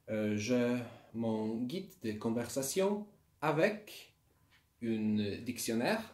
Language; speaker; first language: French; non-native, learner; Polish